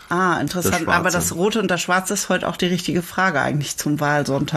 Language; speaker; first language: German; native; German